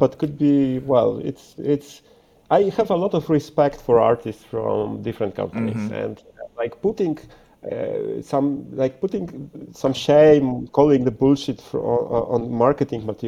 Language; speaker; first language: English; non-native, fluent; Polish